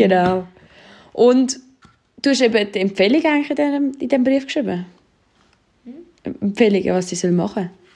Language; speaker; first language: German; native; German